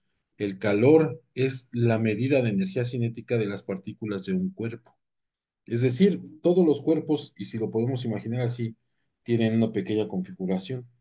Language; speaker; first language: Spanish; native; Spanish